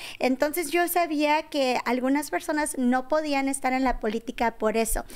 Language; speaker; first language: Spanish; early bilingual, heritage; Spanish